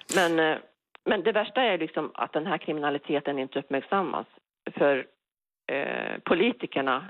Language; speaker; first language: Swedish; native; Swedish